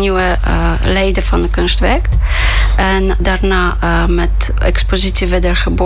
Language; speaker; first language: Dutch; non-native, fluent; Polish